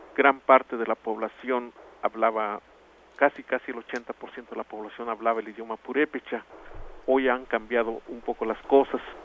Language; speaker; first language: Spanish; non-native, local second language; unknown